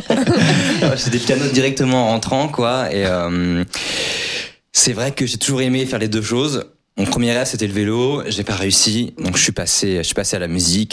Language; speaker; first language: French; native; French